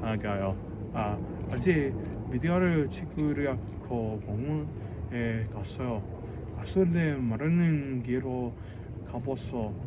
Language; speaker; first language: Korean; non-native, learner; English